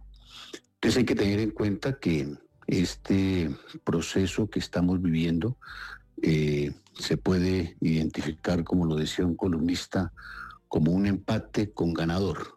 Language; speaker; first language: Spanish; native; Spanish